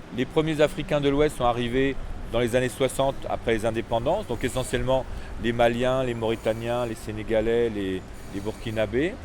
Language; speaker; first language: French; native; French